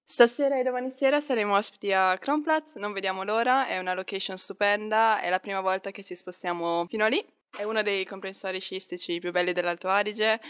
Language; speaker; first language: Italian; native; Italian